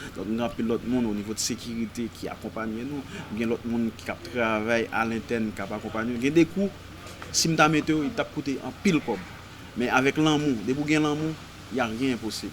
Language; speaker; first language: Haitian Creole; native; Haitian Creole